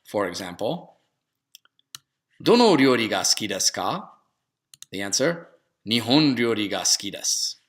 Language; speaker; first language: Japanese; non-native, fluent; English